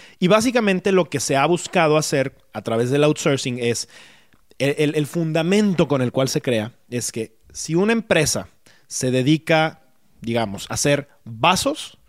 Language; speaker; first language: Spanish; native; Spanish